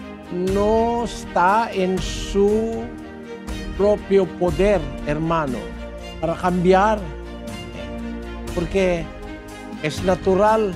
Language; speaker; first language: Spanish; non-native, learner; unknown